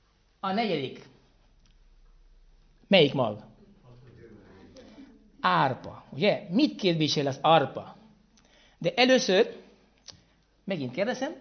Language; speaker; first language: Hungarian; non-native, fluent; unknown